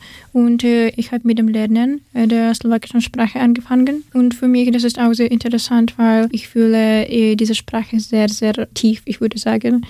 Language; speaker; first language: German; non-native, fluent; Ukrainian